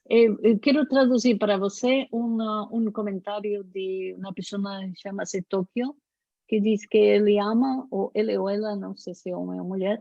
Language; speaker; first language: Portuguese; non-native, fluent; Spanish